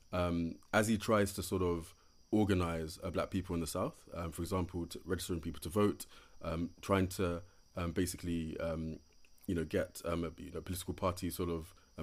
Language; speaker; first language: English; native; English